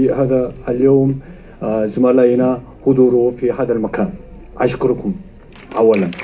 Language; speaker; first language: Arabic; non-native, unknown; Korean